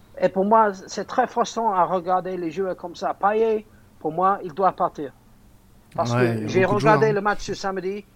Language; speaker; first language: French; non-native, fluent; English